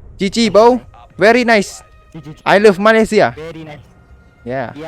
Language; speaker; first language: English; non-native, learner; Thai